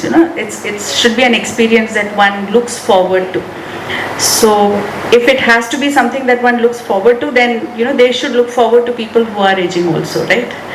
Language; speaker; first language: English; non-native, local second language; Malayalam